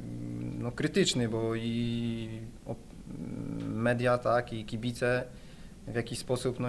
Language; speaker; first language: Polish; native; Polish